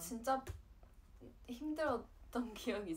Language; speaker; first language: Korean; non-native, fluent; Chinese